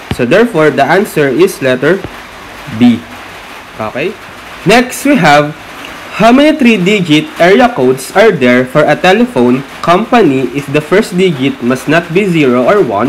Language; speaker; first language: English; non-native, local second language; Filipino